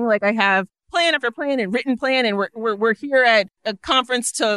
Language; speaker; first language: English; native; English